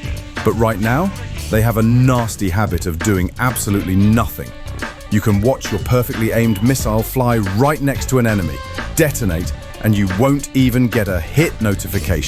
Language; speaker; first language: English; native; English